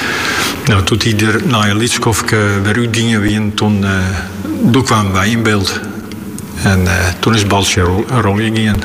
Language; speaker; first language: Dutch; native; Dutch